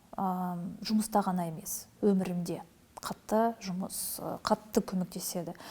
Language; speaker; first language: Kazakh; non-native, local second language; Russian